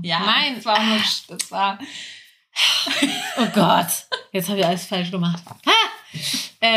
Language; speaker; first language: German; native; German